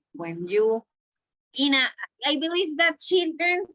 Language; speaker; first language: English; non-native, learner; Spanish